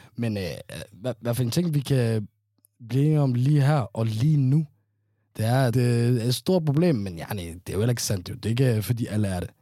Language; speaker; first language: Danish; early bilingual, other home language; Somali